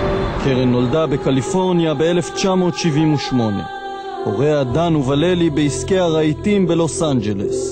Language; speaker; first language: Hebrew; native; Hebrew